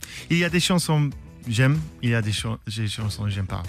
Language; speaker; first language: French; non-native, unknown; English